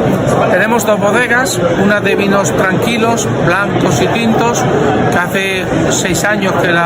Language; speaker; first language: Spanish; native; Spanish